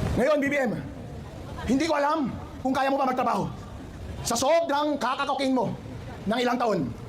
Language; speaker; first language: Filipino; non-native, local second language; Iloko